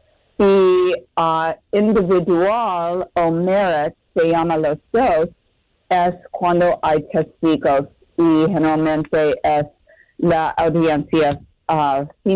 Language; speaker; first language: Spanish; non-native, learner; English